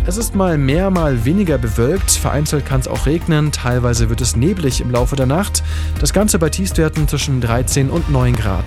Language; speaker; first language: German; native; German